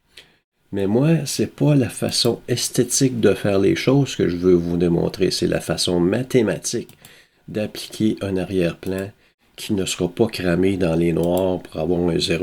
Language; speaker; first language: French; native; French